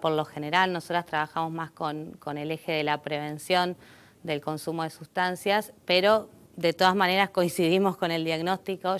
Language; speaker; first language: Spanish; native; Spanish